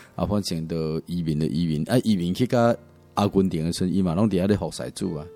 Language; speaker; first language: Min Nan Chinese; native; Min Nan Chinese